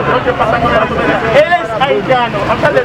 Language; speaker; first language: Spanish; non-native, learner; Haitian Creole